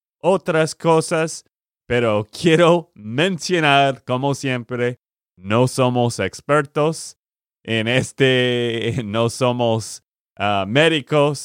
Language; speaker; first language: Spanish; non-native, learner; English